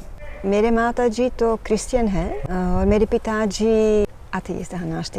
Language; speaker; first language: Hindi; non-native, learner; Dutch